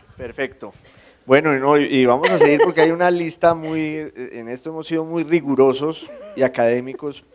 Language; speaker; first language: Spanish; native; Spanish